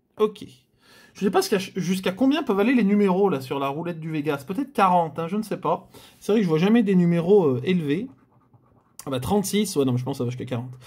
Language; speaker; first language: French; native; French